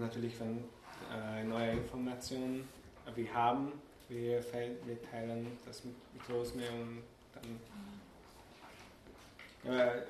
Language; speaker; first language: German; non-native, learner; Hungarian